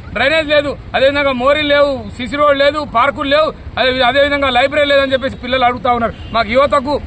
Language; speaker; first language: Telugu; native; Telugu